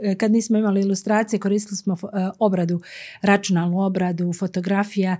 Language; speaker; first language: Croatian; native; Croatian